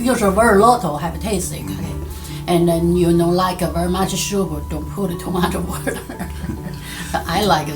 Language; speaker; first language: English; non-native, learner; Chinese